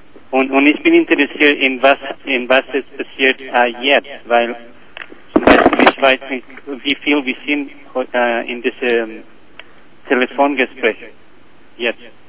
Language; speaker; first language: German; non-native, learner; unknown